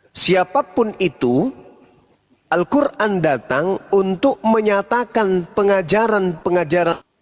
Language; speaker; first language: Indonesian; native; Indonesian